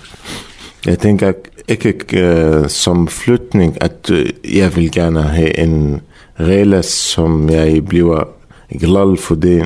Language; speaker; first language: Danish; non-native, learner; Arabic